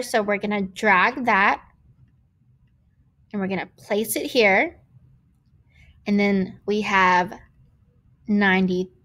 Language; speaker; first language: English; native; English